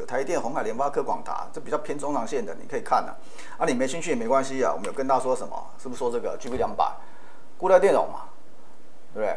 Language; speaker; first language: Chinese; native; Chinese